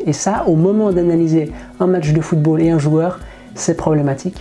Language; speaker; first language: French; native; French